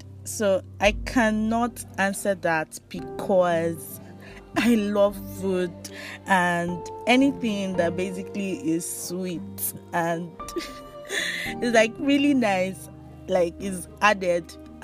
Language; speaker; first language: English; non-native, local second language; Yoruba